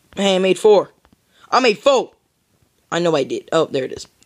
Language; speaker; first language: English; native; English